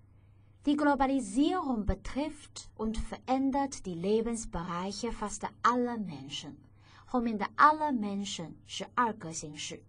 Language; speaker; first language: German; non-native, fluent; Chinese